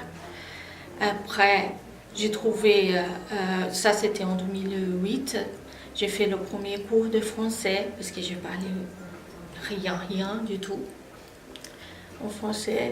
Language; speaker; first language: French; non-native, fluent; Portuguese